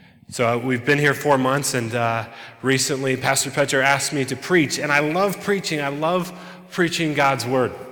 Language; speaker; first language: English; native; English